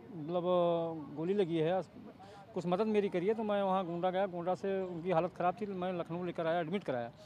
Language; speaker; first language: Hindi; native; Hindi